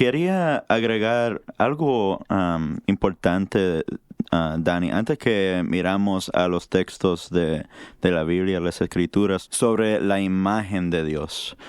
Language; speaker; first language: Spanish; non-native, fluent; English